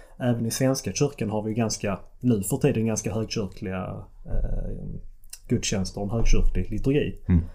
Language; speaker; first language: Swedish; native; Swedish